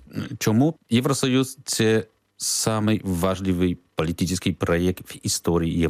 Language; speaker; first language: Ukrainian; non-native, learner; Polish